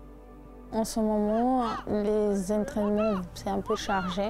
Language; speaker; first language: French; non-native, fluent; Russian